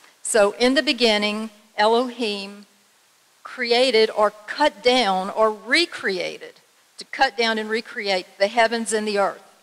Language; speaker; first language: English; native; English